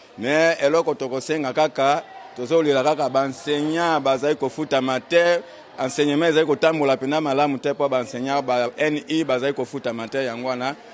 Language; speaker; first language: Lingala; native; Lingala